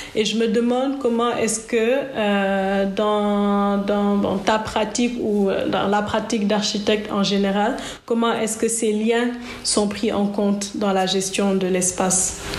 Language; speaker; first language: French; non-native, local second language; Wolof